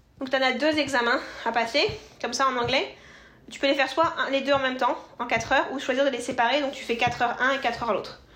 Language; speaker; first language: French; native; French